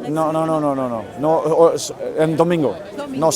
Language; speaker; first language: Spanish; non-native, learner; English